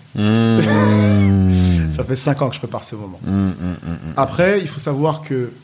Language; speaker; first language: French; native; French